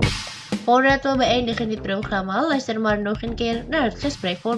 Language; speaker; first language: Dutch; non-native, fluent; Indonesian